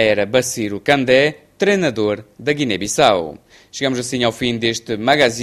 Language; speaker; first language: Portuguese; native; Portuguese